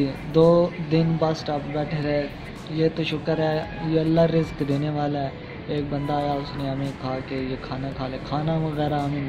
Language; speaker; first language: Urdu; non-native, local second language; Punjabi